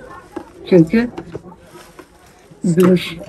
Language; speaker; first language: Turkish; native; Turkish